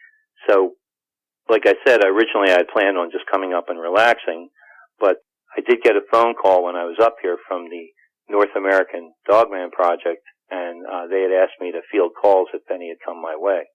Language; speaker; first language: English; native; English